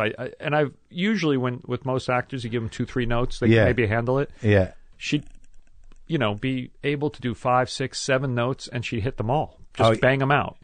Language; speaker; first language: English; native; English